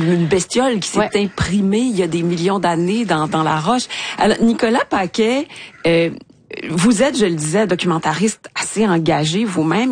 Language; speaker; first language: French; native; French